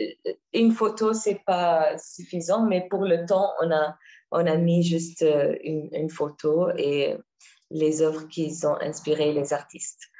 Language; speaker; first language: French; non-native, learner; Arabic